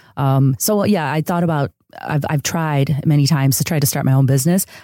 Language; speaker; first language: English; early bilingual, other home language; Spanish